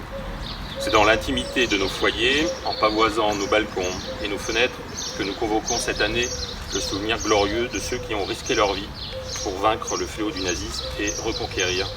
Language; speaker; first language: French; native; French